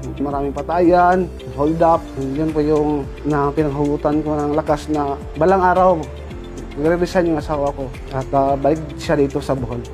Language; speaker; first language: Filipino; non-native, local second language; Cebuano